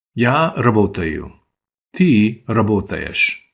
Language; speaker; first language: Russian; non-native, fluent; English